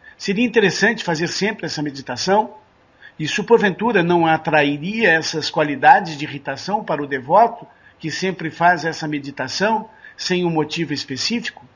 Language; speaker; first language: Portuguese; native; Portuguese